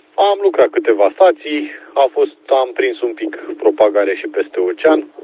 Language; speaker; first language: Romanian; native; Romanian